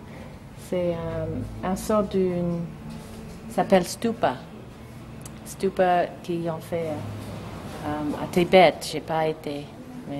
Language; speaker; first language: French; non-native, learner; English